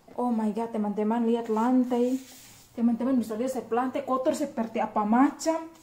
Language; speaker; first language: Indonesian; native; Indonesian